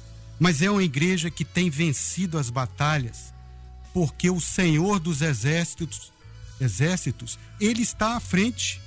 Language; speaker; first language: Portuguese; native; Portuguese